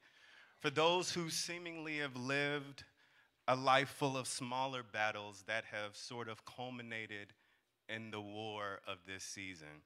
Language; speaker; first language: English; native; English